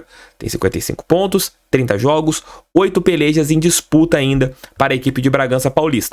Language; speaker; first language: Portuguese; native; Portuguese